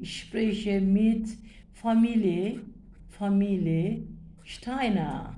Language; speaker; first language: German; non-native, fluent; Turkish